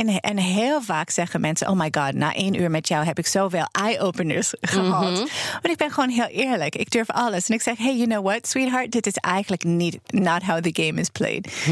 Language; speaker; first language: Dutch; non-native, fluent; English